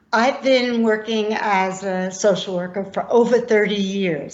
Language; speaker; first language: English; native; English